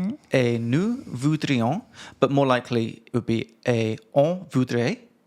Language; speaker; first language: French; non-native, learner; English